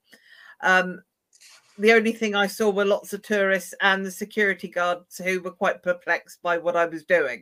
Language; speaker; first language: English; native; English